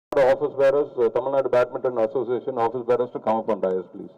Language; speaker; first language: English; non-native, local second language; Tamil